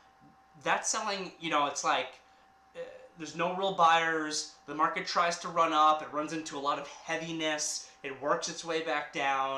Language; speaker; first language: English; native; English